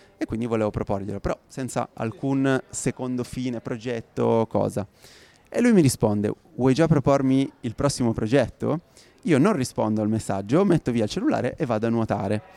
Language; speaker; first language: Italian; native; Italian